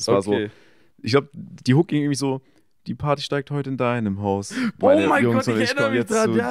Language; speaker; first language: German; native; German